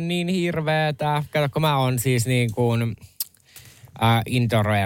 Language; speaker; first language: Finnish; native; Finnish